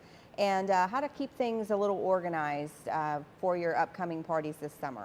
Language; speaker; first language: English; native; English